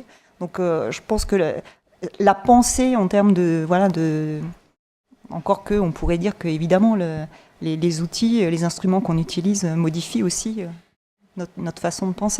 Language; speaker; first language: French; native; French